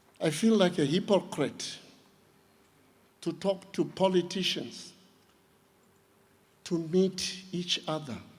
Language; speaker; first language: English; non-native, local second language; Shona